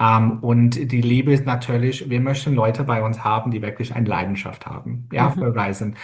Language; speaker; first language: German; non-native, fluent; English